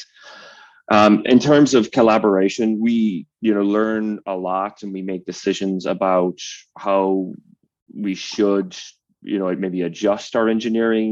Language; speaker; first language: English; native; English